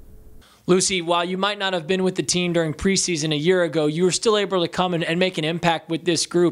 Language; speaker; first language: English; native; English